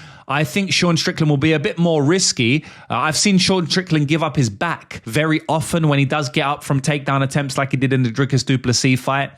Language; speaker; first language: English; native; English